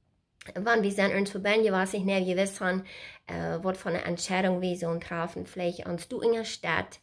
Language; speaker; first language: German; non-native, learner; Plautdietsch